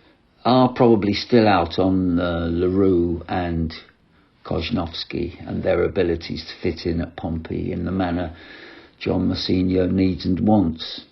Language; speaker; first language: English; native; English